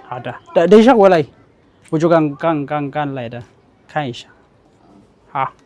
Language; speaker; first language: Chinese; non-native, fluent; Amharic